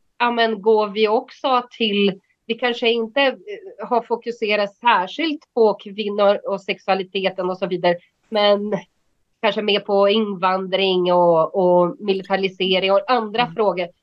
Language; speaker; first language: Swedish; non-native, fluent; Portuguese